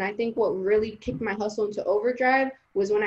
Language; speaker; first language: English; early bilingual, other home language; Spanish